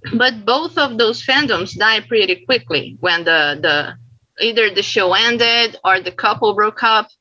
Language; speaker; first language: English; non-native, fluent; Portuguese